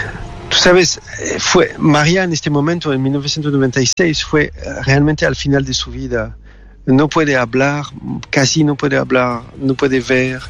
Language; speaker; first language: Spanish; non-native, fluent; French